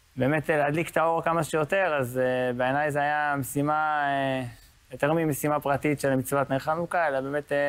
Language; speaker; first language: Hebrew; native; Hebrew